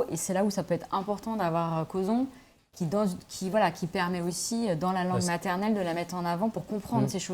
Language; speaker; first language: French; native; French